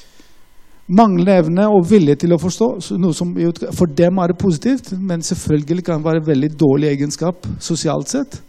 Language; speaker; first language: Norwegian; non-native, fluent; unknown